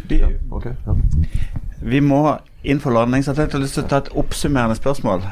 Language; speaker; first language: Norwegian; native; Norwegian